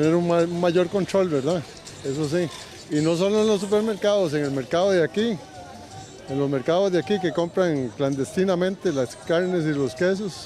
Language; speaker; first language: Spanish; native; Spanish